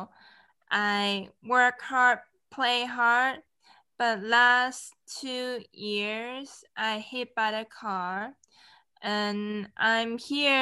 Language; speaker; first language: English; non-native, local second language; Cantonese